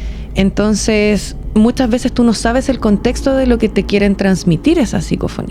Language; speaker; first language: Spanish; native; Spanish